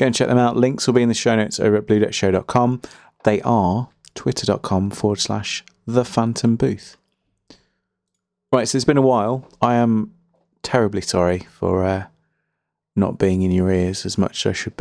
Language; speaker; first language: English; native; English